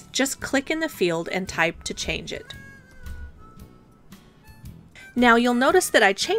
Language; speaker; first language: English; native; English